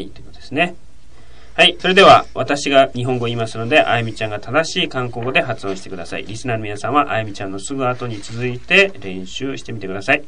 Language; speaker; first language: Japanese; native; Japanese